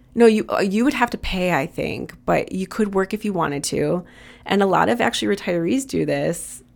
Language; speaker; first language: English; native; English